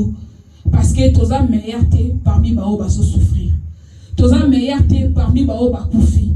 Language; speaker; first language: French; non-native, local second language; Lingala